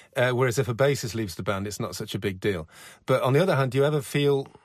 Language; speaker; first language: English; native; English